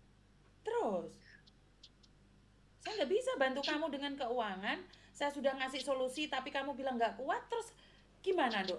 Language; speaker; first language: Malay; non-native, local second language; Javanese